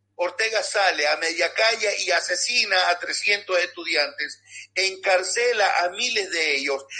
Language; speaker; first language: Spanish; native; Spanish